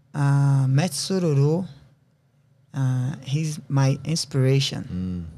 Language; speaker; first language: English; non-native, learner; Portuguese